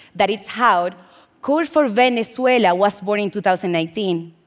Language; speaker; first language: English; non-native, fluent; Spanish